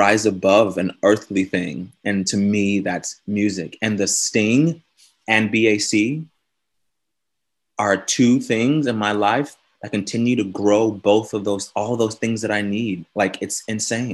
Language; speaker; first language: English; native; English